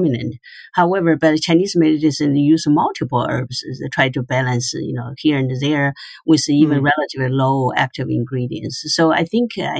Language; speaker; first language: English; non-native, fluent; Chinese